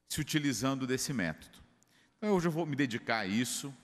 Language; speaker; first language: Portuguese; native; Portuguese